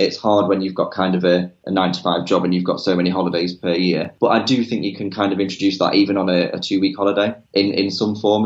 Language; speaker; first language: English; native; English